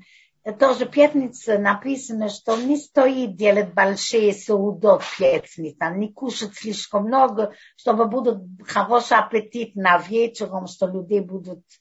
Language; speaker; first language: Russian; non-native, fluent; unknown